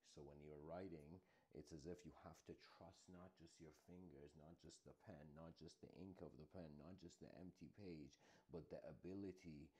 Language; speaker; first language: English; native; English